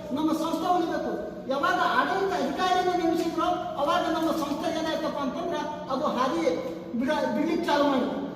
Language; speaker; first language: Kannada; native; Kannada